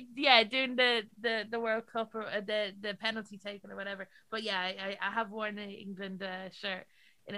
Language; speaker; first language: English; native; English